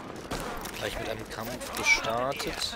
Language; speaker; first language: German; native; German